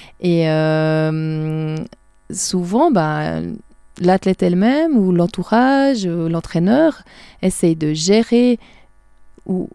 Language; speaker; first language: French; native; French